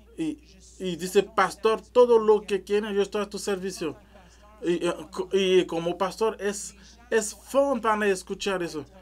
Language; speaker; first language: Spanish; non-native, learner; French